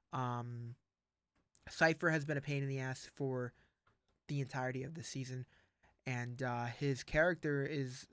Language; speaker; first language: English; native; English